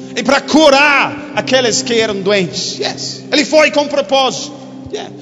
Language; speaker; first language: Portuguese; non-native, fluent; English